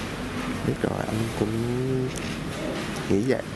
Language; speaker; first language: Vietnamese; non-native, fluent; Japanese